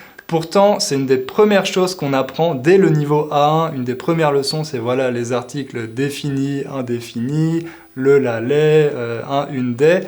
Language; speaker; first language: French; native; French